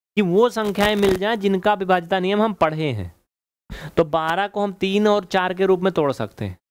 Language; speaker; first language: Hindi; native; Hindi